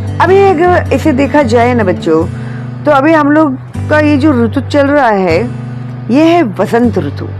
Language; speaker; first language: Hindi; non-native, local second language; Marathi